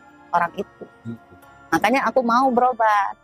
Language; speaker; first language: Indonesian; native; Indonesian